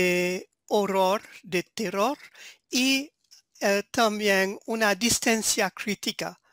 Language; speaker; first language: Spanish; non-native, fluent; French